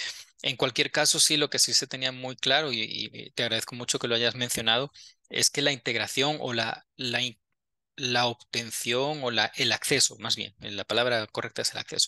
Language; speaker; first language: Spanish; native; Spanish